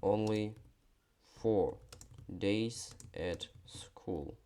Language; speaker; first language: English; non-native, fluent; Ukrainian